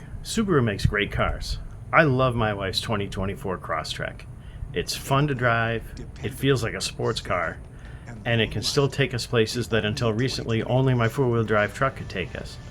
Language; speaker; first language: English; native; English